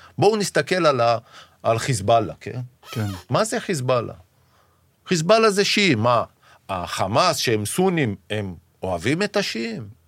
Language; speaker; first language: Hebrew; native; Hebrew